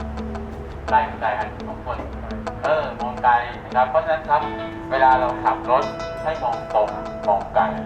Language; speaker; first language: Thai; native; Thai